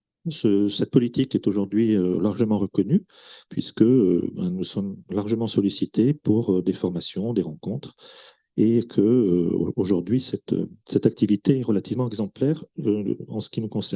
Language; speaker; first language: French; native; French